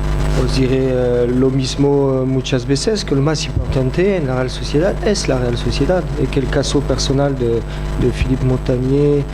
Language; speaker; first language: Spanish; non-native, fluent; French